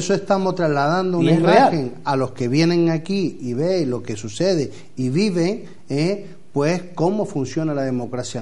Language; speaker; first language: Spanish; native; Spanish